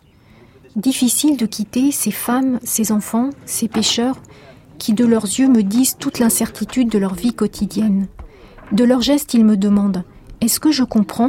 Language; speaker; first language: French; native; French